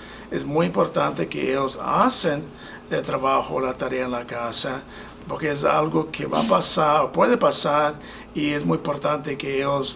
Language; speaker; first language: Spanish; non-native, fluent; English